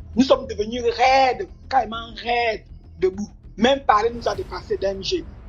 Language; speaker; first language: French; native; French